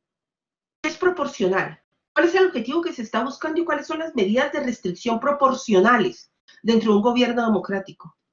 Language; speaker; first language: Spanish; native; Spanish